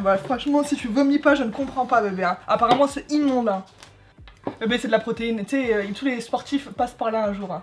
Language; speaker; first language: French; native; French